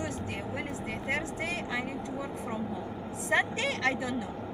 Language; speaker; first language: English; non-native, fluent; Arabic